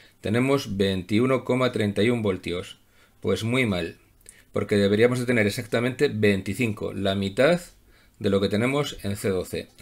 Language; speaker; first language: Spanish; native; Spanish